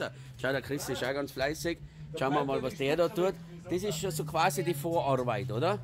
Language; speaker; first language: German; native; German